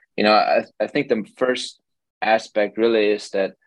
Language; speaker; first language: English; non-native, fluent; German